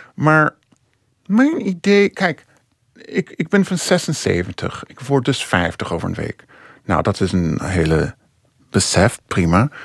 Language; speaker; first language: Dutch; non-native, fluent; English